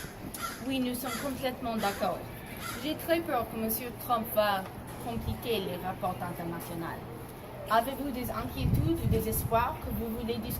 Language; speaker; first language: French; non-native, learner; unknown